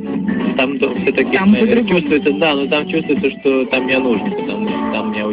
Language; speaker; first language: Russian; early bilingual, heritage; Russian